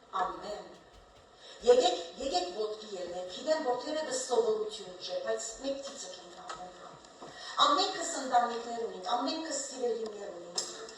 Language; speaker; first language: Armenian; early bilingual, heritage; Armenian